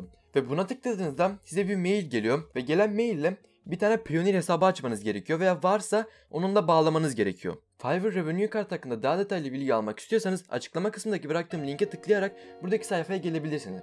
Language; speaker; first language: Turkish; native; Turkish